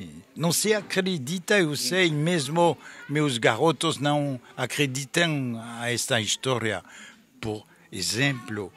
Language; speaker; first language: Portuguese; non-native, fluent; French